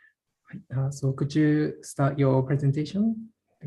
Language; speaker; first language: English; non-native, learner; Japanese